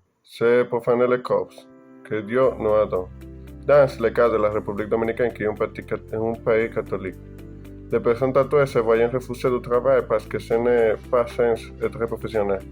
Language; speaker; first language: French; non-native, learner; Spanish